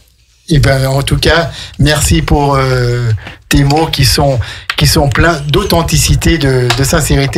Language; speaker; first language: French; native; French